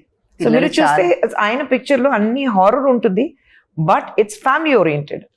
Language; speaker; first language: Telugu; non-native, local second language; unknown